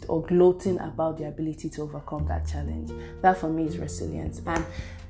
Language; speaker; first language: English; non-native, local second language; Igbo